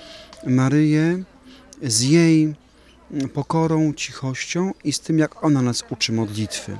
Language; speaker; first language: Polish; native; Polish